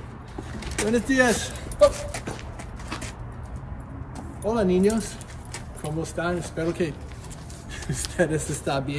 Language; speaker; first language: Spanish; non-native, learner; English